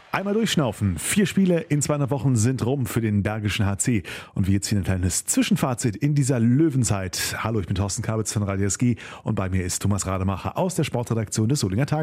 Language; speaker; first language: German; native; German